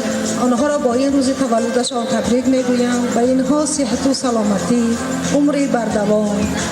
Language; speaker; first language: Persian; native; Persian